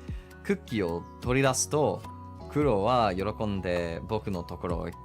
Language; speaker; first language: Japanese; non-native, learner; English